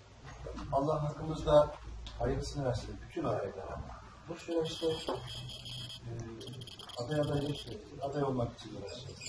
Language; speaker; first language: Turkish; native; Turkish